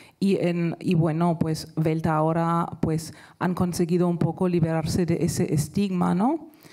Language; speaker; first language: Spanish; non-native, fluent; German